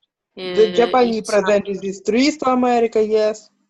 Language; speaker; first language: English; non-native, learner; Ukrainian